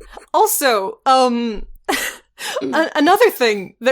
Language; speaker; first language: English; native; English